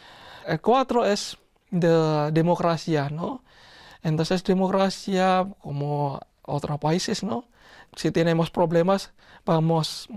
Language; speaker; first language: Spanish; non-native, learner; Indonesian